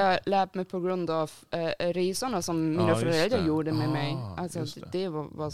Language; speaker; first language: Swedish; non-native, fluent; German